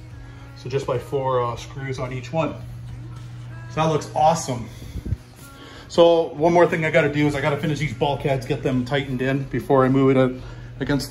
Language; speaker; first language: English; native; English